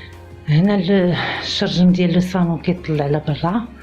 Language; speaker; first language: Arabic; native; Arabic